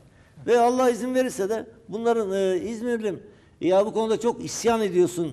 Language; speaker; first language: Turkish; native; Turkish